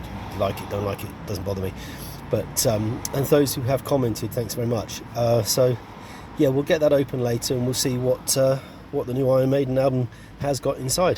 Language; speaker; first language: English; native; English